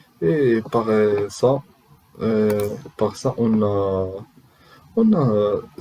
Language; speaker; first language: French; non-native, learner; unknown